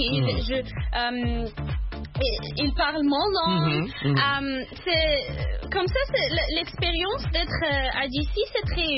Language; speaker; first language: French; non-native, learner; Arabic